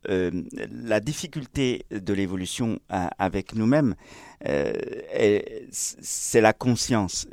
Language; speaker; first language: French; non-native, fluent; Spanish